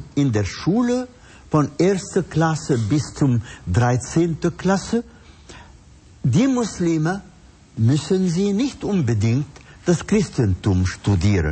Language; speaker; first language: German; non-native, fluent; Arabic